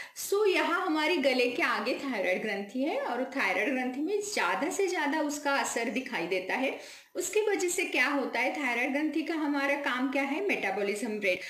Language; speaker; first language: Hindi; non-native, local second language; Marathi